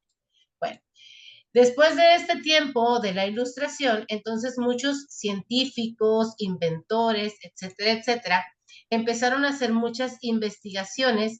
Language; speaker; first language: Spanish; native; Spanish